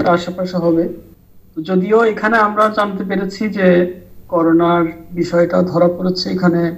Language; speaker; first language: Bangla; native; Bangla